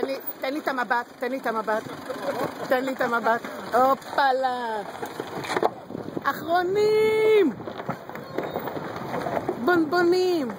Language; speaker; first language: Hebrew; native; Hebrew